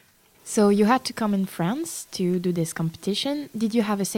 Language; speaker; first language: English; non-native, learner; French